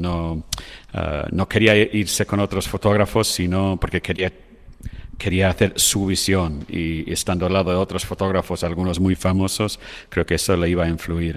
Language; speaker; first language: Spanish; non-native, fluent; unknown